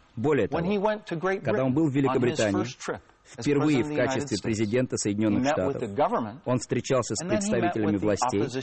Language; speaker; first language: Russian; non-native, fluent; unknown